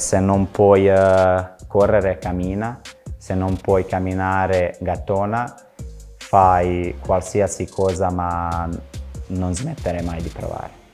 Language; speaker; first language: Italian; non-native, fluent; Serbian